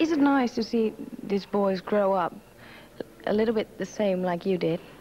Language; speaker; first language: English; non-native, fluent; Dutch